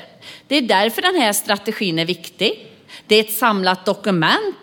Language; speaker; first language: Swedish; native; Swedish